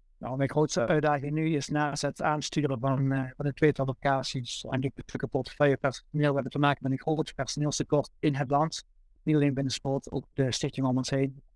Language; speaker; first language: Dutch; native; Dutch